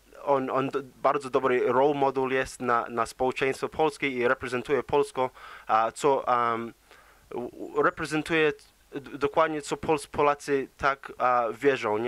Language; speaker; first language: Polish; early bilingual, heritage; English